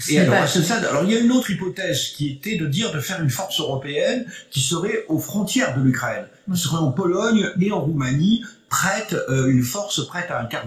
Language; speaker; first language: French; native; French